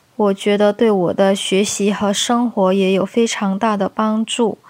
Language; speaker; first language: Chinese; native; Chinese